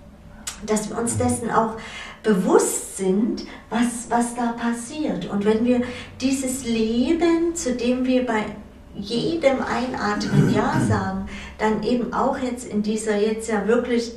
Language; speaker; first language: German; native; German